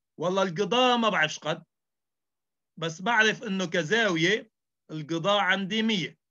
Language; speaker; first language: Arabic; native; Arabic